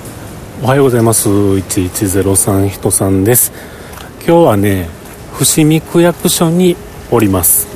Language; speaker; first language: Japanese; native; Japanese